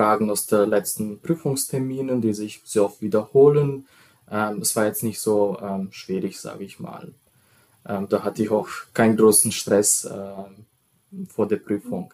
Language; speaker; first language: German; non-native, fluent; Serbian